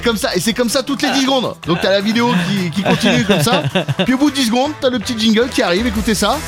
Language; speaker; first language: French; native; French